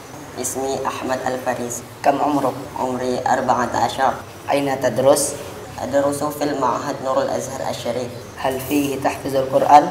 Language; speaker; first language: Arabic; non-native, learner; Indonesian